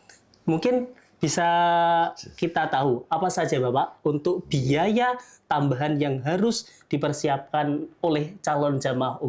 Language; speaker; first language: Indonesian; native; Indonesian